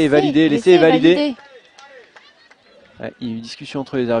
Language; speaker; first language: French; native; French